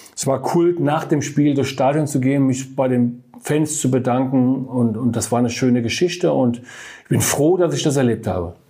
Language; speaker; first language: German; native; German